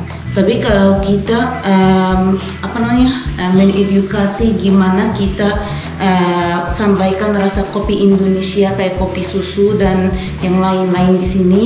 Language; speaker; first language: Indonesian; non-native, fluent; Arabic